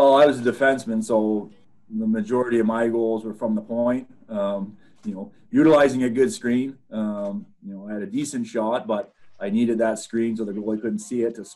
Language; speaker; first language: English; non-native, fluent; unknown